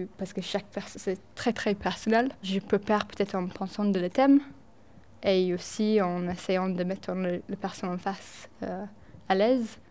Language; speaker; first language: French; non-native, fluent; English